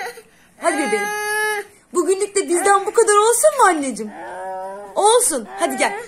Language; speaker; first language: Turkish; native; Turkish